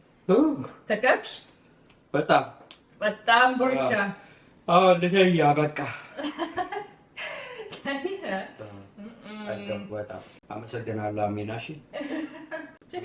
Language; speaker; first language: Amharic; non-native, learner; Arabic